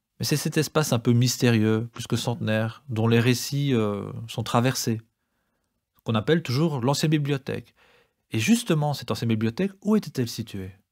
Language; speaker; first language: French; native; French